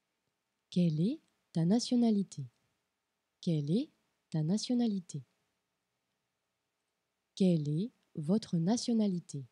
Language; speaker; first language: French; non-native, fluent; Portuguese